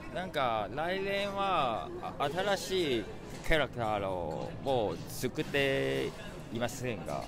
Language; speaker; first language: Japanese; non-native, fluent; Cantonese